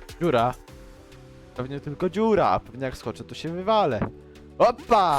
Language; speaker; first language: Polish; native; Polish